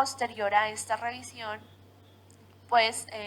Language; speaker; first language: Spanish; native; Spanish